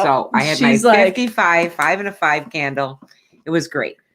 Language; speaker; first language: English; native; English